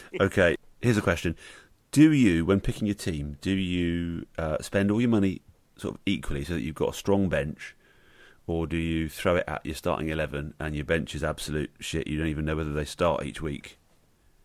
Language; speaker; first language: English; native; English